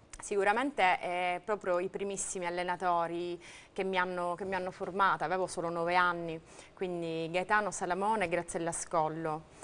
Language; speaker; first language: Italian; native; Italian